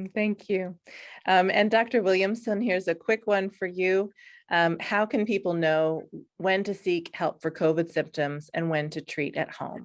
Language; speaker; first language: English; native; English